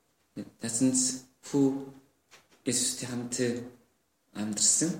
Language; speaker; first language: Mongolian; non-native, learner; Korean